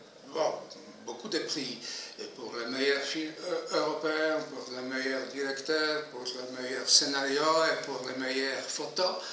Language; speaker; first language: French; non-native, fluent; Polish